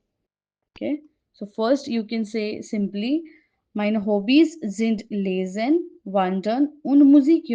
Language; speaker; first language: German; non-native, fluent; Hindi